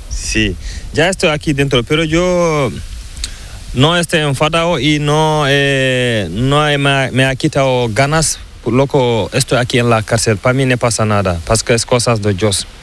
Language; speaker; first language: Spanish; non-native, learner; Fula